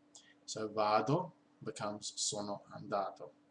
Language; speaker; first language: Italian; non-native, learner; English